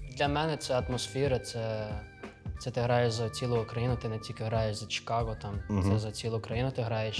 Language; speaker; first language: Ukrainian; early bilingual, other home language; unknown